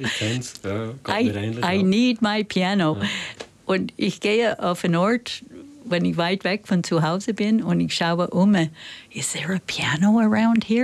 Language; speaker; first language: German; non-native, fluent; English